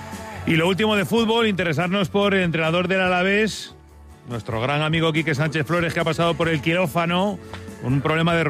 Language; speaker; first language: Spanish; native; Spanish